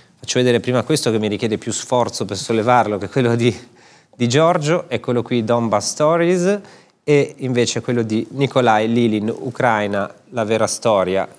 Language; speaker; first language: Italian; native; Italian